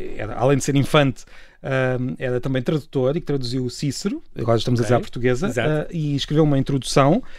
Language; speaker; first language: Portuguese; native; Portuguese